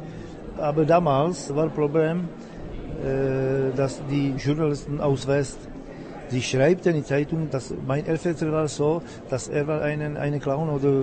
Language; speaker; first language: German; non-native, learner; Czech